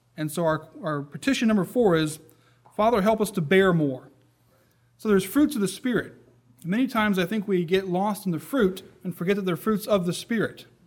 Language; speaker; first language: English; native; English